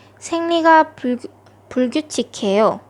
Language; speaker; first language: Korean; non-native, fluent; Thai